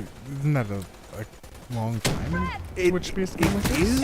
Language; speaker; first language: English; native; English